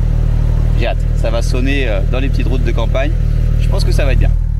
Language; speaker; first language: French; native; French